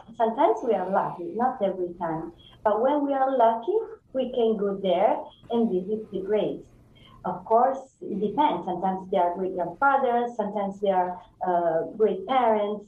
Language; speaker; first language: English; non-native, fluent; Italian